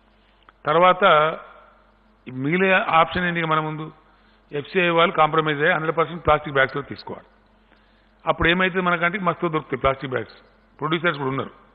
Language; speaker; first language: Telugu; native; Telugu